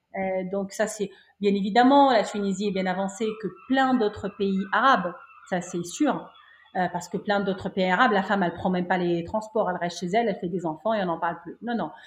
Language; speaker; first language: French; non-native, local second language; Arabic